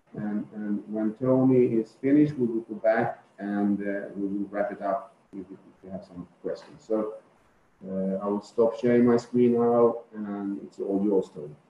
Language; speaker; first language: English; non-native, fluent; Swedish